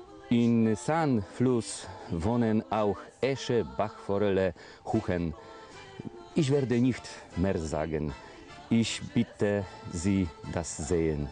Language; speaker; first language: German; non-native, learner; Polish